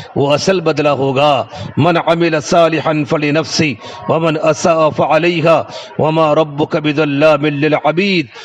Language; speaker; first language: Urdu; non-native, local second language; Gujarati